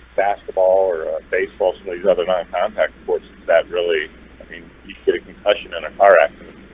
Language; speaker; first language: English; native; English